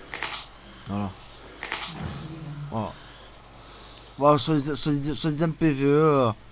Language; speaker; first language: French; native; French